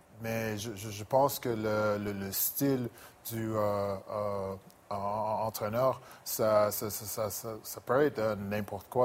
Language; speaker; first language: French; non-native, local second language; English